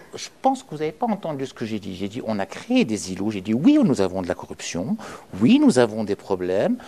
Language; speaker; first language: French; non-native, local second language; Arabic